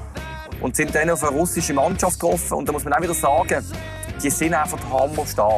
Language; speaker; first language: German; native; German